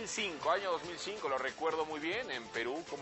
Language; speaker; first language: Spanish; native; Spanish